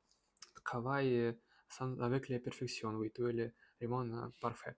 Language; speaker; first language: French; non-native, learner; Russian